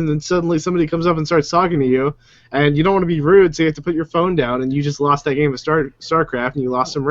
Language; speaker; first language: English; native; English